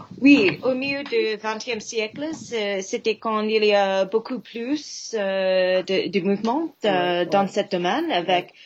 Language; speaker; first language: French; non-native, fluent; English